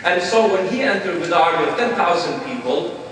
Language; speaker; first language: English; non-native, fluent; Albanian